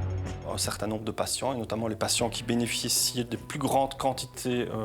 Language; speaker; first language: French; native; French